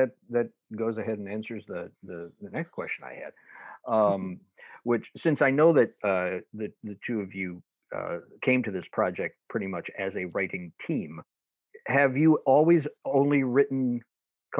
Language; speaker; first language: English; native; English